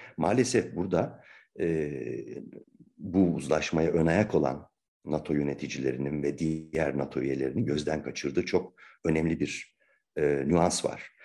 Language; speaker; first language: Turkish; native; Turkish